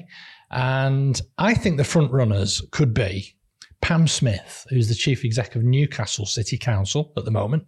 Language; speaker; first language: English; native; English